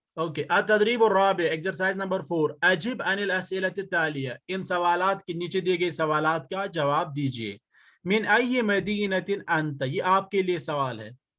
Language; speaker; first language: Urdu; native; Urdu